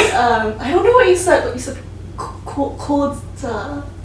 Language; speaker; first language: English; early bilingual, other home language; Korean